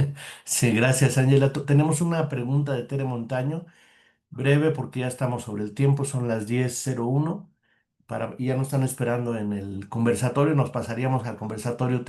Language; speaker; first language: Spanish; native; Spanish